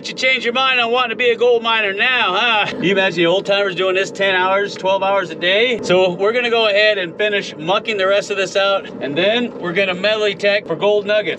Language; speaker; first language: English; native; English